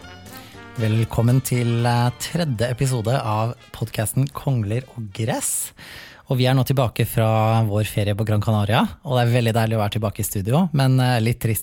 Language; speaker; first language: Norwegian; native; Norwegian